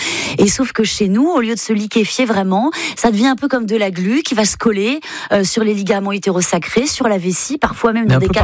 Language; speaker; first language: French; native; French